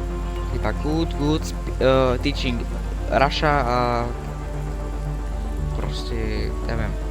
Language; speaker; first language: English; non-native, learner; Slovak